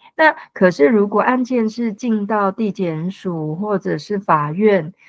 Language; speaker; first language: Chinese; non-native, fluent; Cantonese